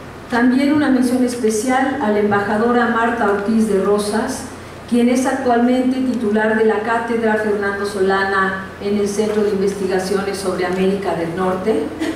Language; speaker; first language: Spanish; native; Spanish